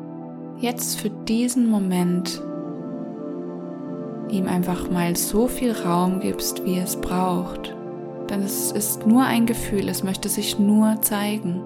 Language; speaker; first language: German; native; German